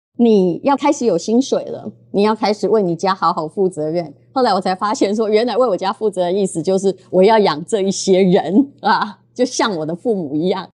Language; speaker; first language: Chinese; native; Chinese